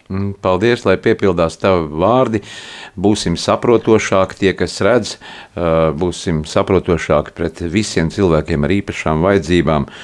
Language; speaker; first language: Latvian; native; Latvian